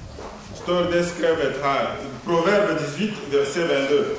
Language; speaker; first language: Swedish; non-native, learner; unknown